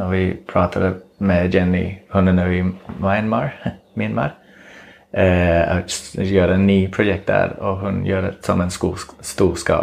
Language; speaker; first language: Swedish; non-native, fluent; English